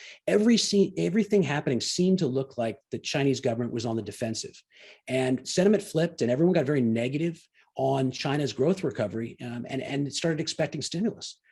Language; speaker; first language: English; native; English